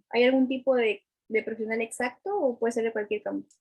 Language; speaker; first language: Spanish; native; Spanish